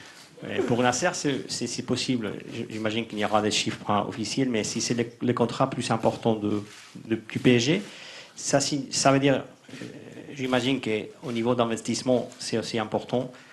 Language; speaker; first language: French; non-native, fluent; Spanish